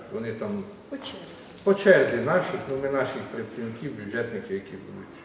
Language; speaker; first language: Ukrainian; native; Ukrainian